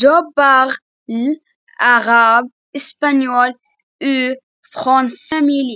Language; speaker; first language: French; non-native, learner; Arabic